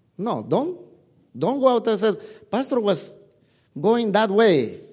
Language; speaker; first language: English; non-native, fluent; Spanish